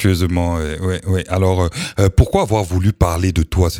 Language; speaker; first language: French; native; French